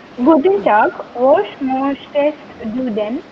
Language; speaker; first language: German; non-native, learner; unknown